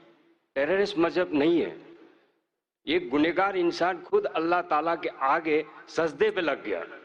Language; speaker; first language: Hindi; non-native, local second language; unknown